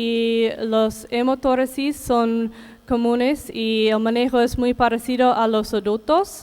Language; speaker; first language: Spanish; non-native, fluent; English